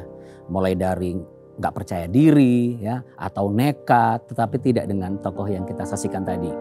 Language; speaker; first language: Indonesian; native; Indonesian